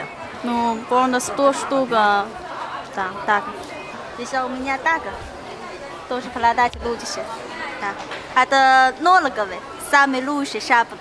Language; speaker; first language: Russian; non-native, learner; Chinese